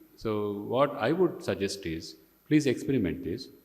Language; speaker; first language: English; non-native, local second language; Kannada